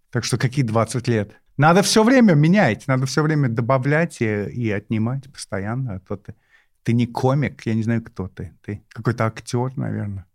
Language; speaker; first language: Russian; non-native, fluent; English